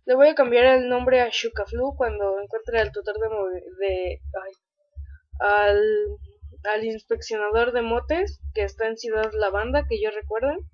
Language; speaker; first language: Spanish; native; Spanish